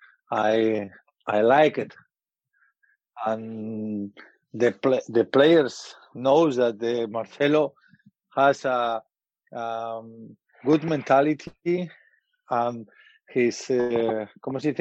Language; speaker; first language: English; non-native, learner; Spanish